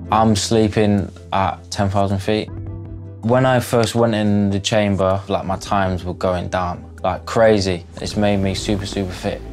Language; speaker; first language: English; native; English